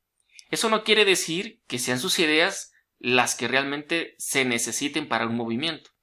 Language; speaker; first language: Spanish; native; Spanish